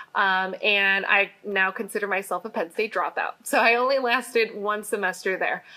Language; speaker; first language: English; native; English